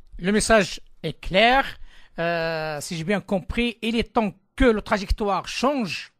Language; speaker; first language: French; non-native, local second language; Arabic